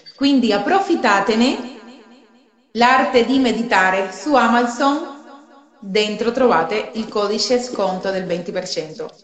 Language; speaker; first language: Italian; non-native, fluent; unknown